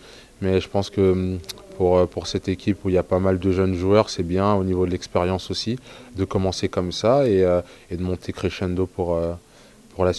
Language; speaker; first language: French; native; French